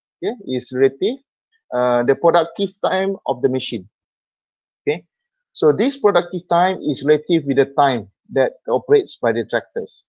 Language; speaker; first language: English; non-native, local second language; Malay